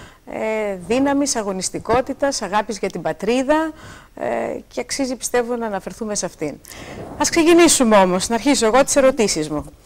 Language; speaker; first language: Greek; native; Greek